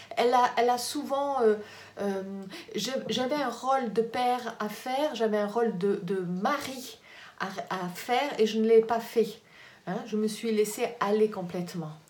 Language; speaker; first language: French; native; French